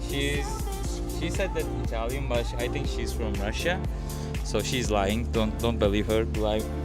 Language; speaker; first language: English; non-native, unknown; Turkish